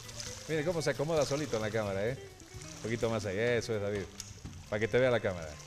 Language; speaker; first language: Spanish; native; Spanish